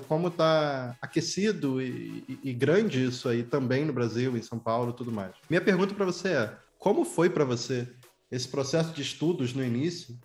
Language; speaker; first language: Portuguese; native; Portuguese